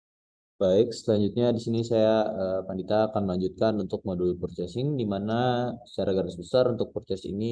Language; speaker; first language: Indonesian; native; Indonesian